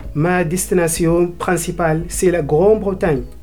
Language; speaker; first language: French; non-native, learner; Arabic